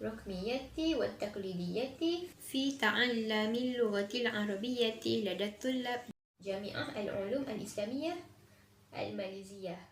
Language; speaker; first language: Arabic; non-native, learner; Malay